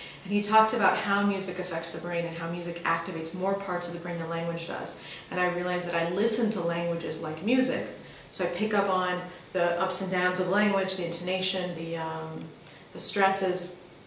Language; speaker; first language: English; early bilingual, other home language; Russian